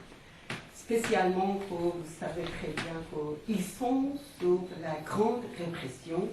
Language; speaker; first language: French; non-native, fluent; Persian